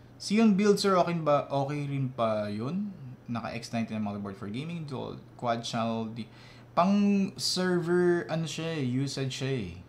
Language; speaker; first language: Filipino; non-native, local second language; Cebuano